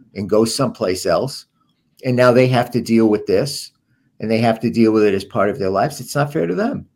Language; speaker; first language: English; native; English